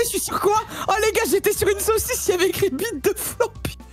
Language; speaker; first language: French; native; French